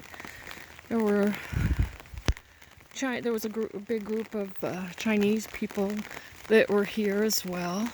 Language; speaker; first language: English; native; English